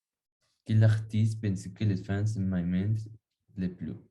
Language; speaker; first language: French; non-native, learner; Spanish